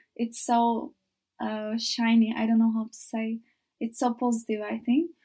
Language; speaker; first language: English; non-native, learner; Turkish